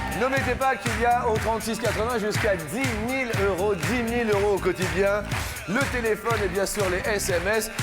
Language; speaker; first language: French; native; French